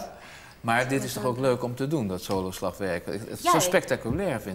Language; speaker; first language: Dutch; native; Dutch